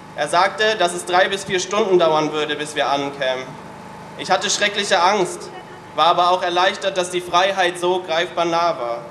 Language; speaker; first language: German; native; German